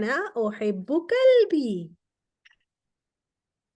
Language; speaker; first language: Arabic; non-native, fluent; Urdu